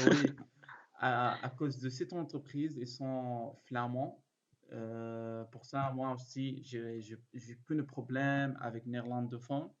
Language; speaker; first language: French; non-native, learner; Arabic